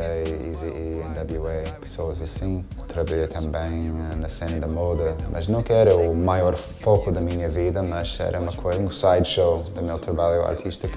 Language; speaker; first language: Portuguese; non-native, fluent; English